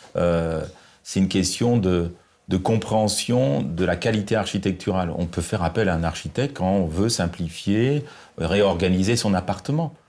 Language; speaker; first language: French; native; French